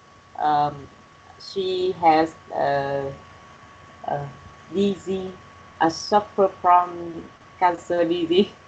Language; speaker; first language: English; non-native, learner; Vietnamese